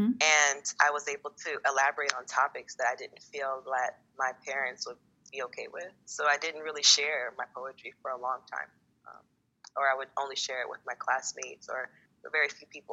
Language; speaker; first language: English; native; English